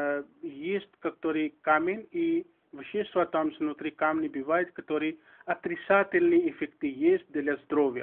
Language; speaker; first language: Russian; non-native, learner; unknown